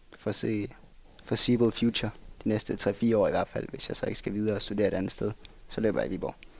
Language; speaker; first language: Danish; native; Danish